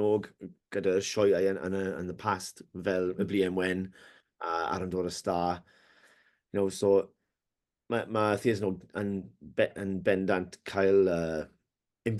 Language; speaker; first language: Welsh; non-native, learner; English